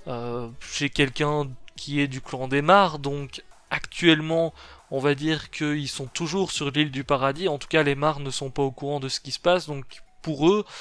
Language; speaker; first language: French; native; French